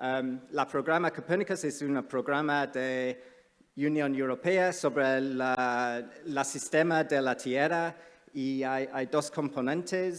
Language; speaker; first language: Spanish; non-native, fluent; English